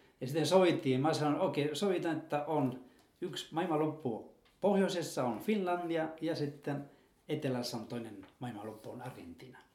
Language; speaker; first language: Finnish; non-native, fluent; Spanish